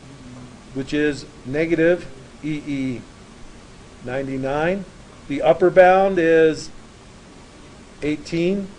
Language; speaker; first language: English; native; English